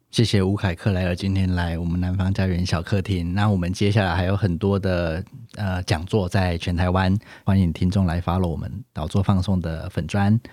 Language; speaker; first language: Chinese; native; Chinese